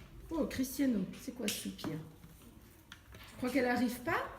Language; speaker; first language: French; native; French